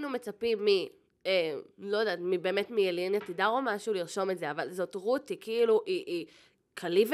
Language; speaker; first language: Hebrew; native; Hebrew